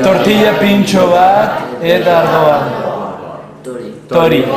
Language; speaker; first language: Basque; non-native, learner; Spanish